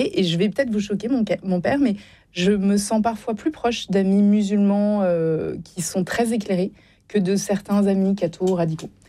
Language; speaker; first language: French; native; French